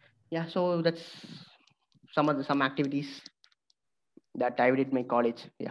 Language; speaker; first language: English; non-native, local second language; Tamil